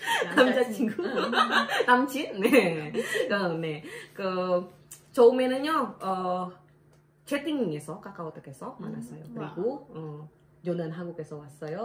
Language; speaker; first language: Korean; non-native, learner; Indonesian